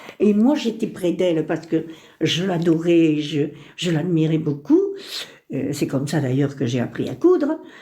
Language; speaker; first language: French; early bilingual, other home language; Spanish